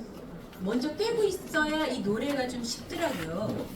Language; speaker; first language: Korean; native; Korean